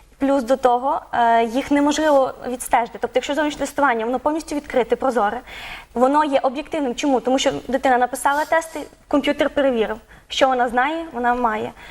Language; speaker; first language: Ukrainian; native; Ukrainian